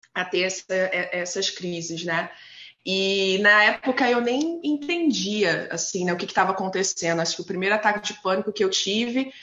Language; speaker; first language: Portuguese; native; Portuguese